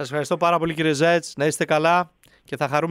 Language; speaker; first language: Greek; native; Greek